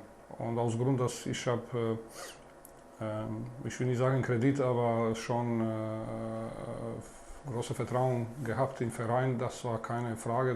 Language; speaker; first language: German; non-native, fluent; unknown